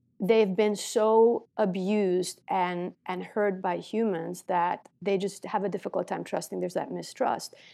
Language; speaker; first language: English; non-native, fluent; Romanian